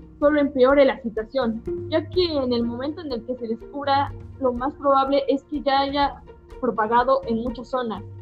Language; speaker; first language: Spanish; native; Spanish